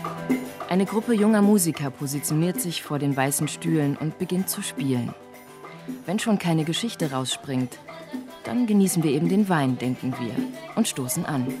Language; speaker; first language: German; native; German